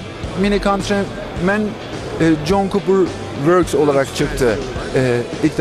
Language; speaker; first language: Turkish; native; Turkish